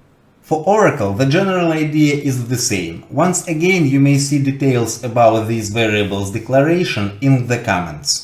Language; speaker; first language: English; non-native, fluent; Russian